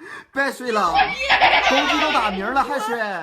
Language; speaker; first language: Chinese; native; Chinese